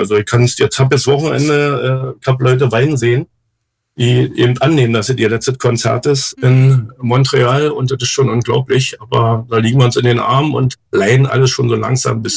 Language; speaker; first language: German; native; German